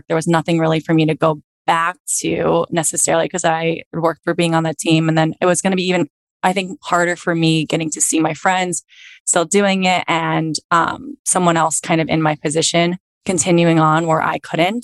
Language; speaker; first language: English; native; English